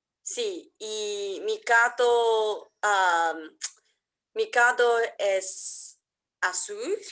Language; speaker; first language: Spanish; non-native, learner; English